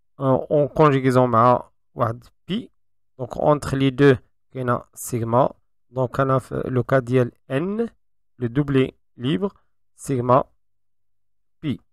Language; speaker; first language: French; non-native, local second language; Arabic